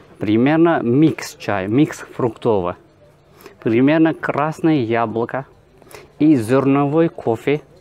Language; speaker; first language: Russian; non-native, learner; Turkish